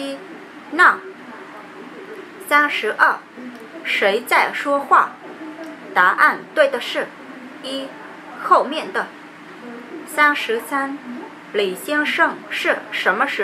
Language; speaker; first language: Chinese; non-native, learner; Vietnamese